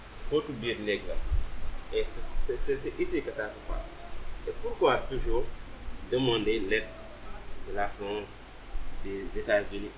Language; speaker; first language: French; non-native, local second language; Wolof